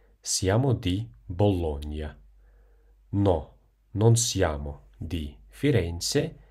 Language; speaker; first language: Italian; non-native, fluent; Russian